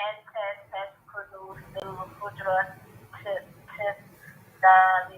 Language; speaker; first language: Arabic; non-native, learner; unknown